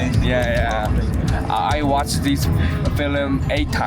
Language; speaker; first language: English; non-native, learner; Korean